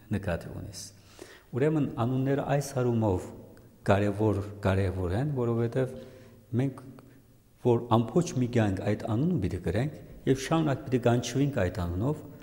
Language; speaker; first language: Armenian; native; Armenian